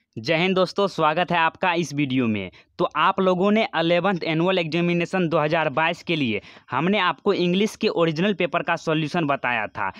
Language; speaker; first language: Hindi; native; Hindi